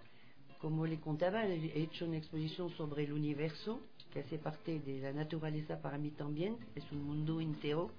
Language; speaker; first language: Spanish; non-native, fluent; French